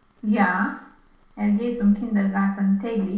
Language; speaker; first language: German; non-native, learner; Romanian